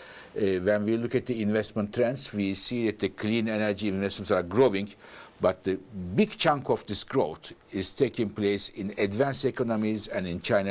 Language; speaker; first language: English; non-native, fluent; Turkish